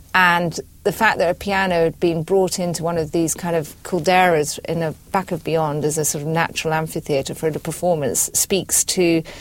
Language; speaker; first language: English; native; English